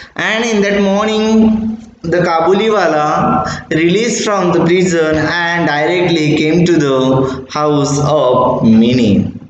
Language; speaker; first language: English; non-native, local second language; Marathi